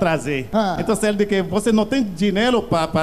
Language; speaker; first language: Portuguese; non-native, learner; Haitian Creole